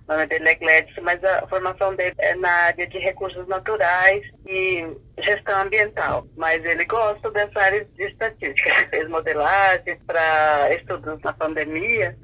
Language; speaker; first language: Portuguese; non-native, local second language; Guarani